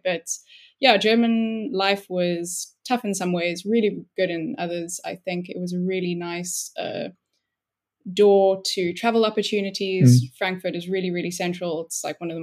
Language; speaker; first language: English; native; English